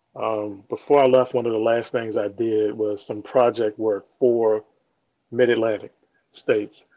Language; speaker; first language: English; native; English